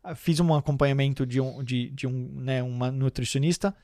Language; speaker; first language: Portuguese; early bilingual, heritage; Danish